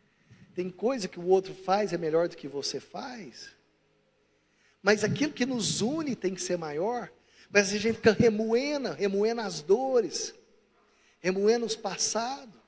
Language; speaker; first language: Portuguese; native; Portuguese